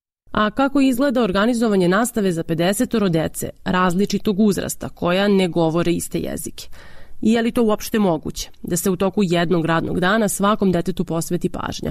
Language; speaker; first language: Serbian; native; Serbian